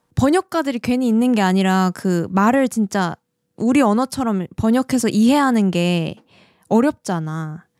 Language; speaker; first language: Korean; native; Korean